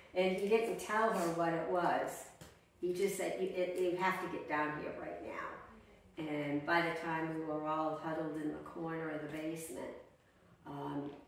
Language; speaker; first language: English; native; English